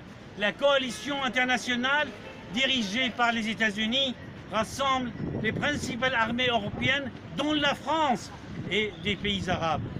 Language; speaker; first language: French; non-native, fluent; Arabic